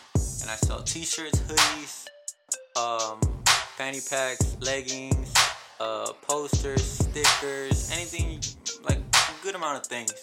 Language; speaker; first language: English; early bilingual, other home language; Spanish